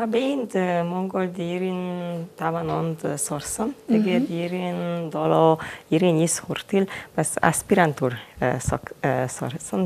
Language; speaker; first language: Mongolian; non-native, fluent; Hungarian